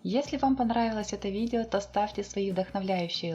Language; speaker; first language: Russian; native; Russian